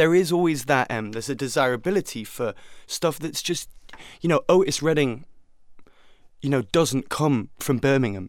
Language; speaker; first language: English; native; English